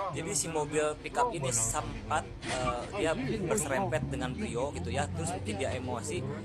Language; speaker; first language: Indonesian; native; Indonesian